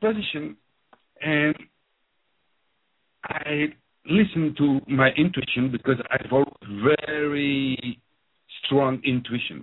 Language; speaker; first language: English; non-native, fluent; French